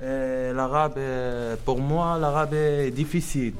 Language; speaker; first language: French; non-native, learner; Arabic